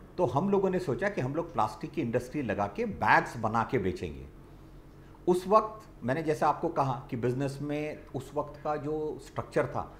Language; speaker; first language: Hindi; non-native, local second language; Marathi